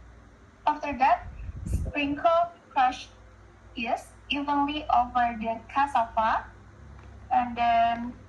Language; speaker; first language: English; non-native, learner; Indonesian